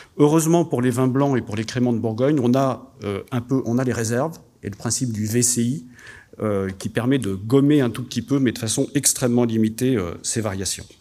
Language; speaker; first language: French; native; French